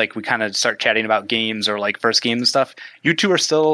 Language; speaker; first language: English; native; English